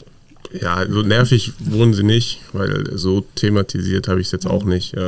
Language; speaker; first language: German; native; German